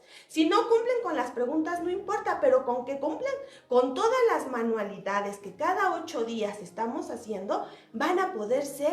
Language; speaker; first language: Spanish; native; Spanish